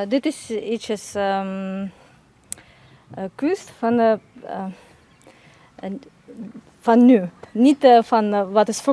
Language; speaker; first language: Dutch; non-native, learner; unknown